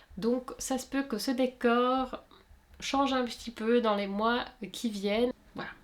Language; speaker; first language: French; native; French